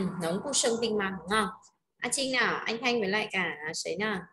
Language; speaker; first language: Vietnamese; native; Vietnamese